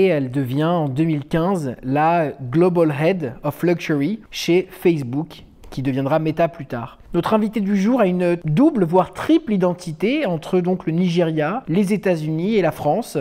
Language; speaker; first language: French; native; French